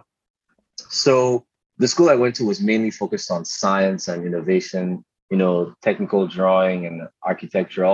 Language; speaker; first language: English; non-native, local second language; Igbo